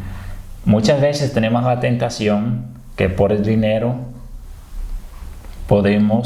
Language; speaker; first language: Spanish; non-native, fluent; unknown